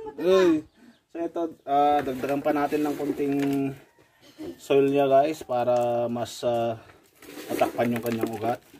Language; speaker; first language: Filipino; non-native, local second language; Iloko